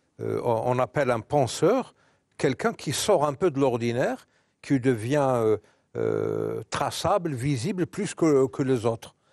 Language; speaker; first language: French; non-native, local second language; Arabic